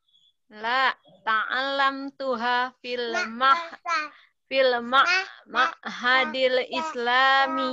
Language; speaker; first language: Arabic; non-native, learner; Indonesian